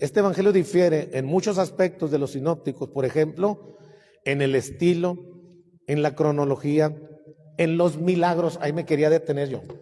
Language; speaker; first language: Spanish; native; Spanish